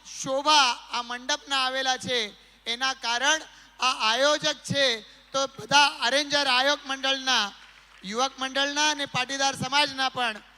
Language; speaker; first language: Gujarati; non-native, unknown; Marathi